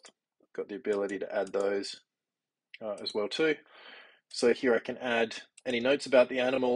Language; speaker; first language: English; native; English